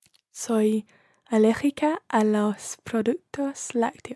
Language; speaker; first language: Spanish; non-native, learner; English